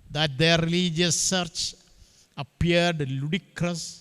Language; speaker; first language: English; non-native, local second language; Malayalam